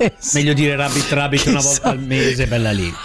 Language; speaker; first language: Italian; native; Italian